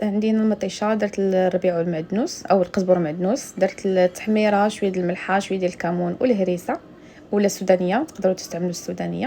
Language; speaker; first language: Arabic; native; Arabic